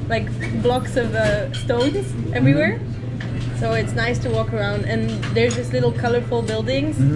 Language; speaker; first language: English; non-native, fluent; Slovak